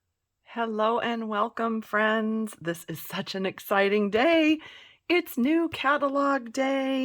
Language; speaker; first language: English; native; English